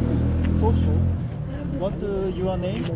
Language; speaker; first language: English; non-native, learner; Japanese